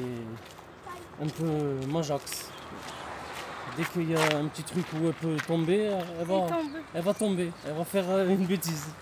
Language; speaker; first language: French; native; French